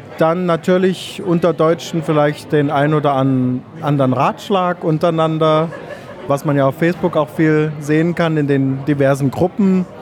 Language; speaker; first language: German; native; German